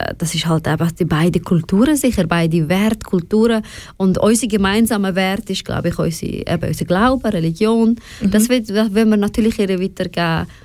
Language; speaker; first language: German; non-native, fluent; Persian